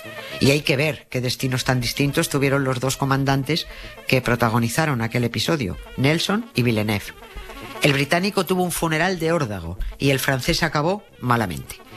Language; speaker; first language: Spanish; native; Spanish